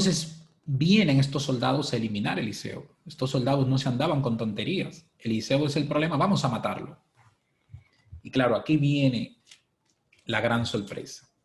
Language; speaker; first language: Spanish; native; Spanish